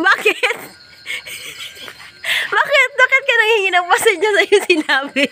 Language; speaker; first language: Filipino; non-native, local second language; Cebuano